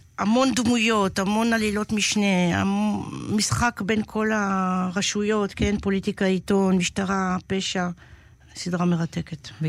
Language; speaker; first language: Hebrew; native; Hebrew